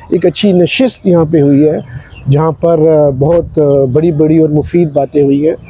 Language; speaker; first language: Urdu; non-native, local second language; Punjabi